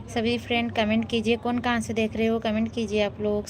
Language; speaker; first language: Hindi; non-native, local second language; Bangla